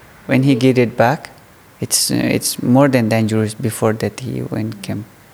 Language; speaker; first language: English; non-native, learner; Persian